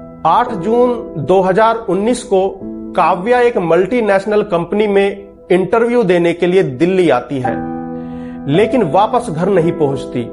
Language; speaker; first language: Hindi; native; Hindi